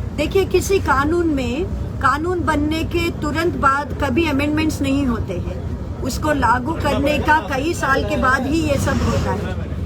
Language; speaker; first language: Hindi; non-native, local second language; Telugu